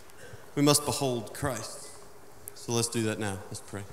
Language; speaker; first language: English; native; English